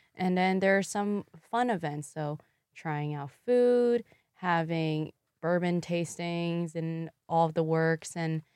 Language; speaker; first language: English; early bilingual, other home language; Vietnamese